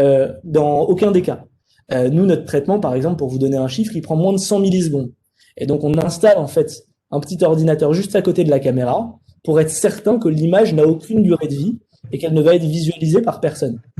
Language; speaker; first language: French; native; French